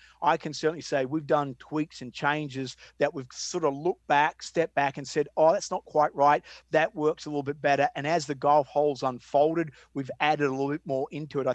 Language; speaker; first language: English; native; English